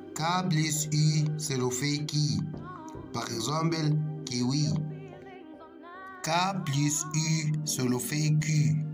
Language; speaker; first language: French; non-native, fluent; Arabic